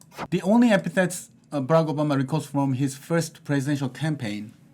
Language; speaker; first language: English; non-native, fluent; Korean